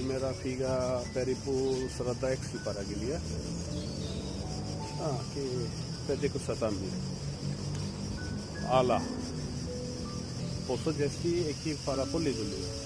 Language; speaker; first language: Greek; non-native, learner; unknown